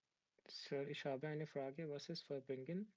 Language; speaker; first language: German; non-native, learner; Urdu